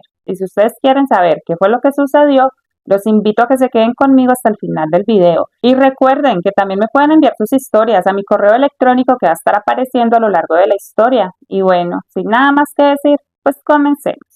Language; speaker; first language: Spanish; native; Spanish